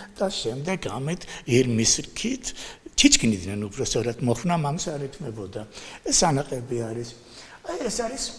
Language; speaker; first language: Georgian; native; Georgian